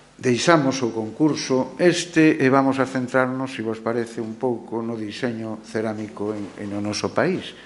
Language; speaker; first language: Galician; non-native, local second language; Spanish